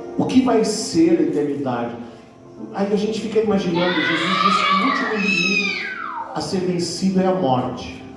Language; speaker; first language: Portuguese; native; Portuguese